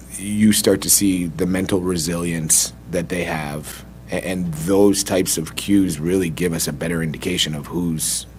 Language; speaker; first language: English; native; English